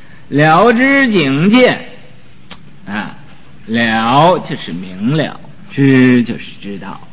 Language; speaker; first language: Chinese; native; Chinese